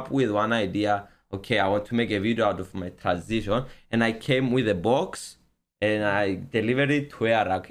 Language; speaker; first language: English; non-native, learner; Greek